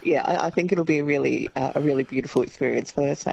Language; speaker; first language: English; native; English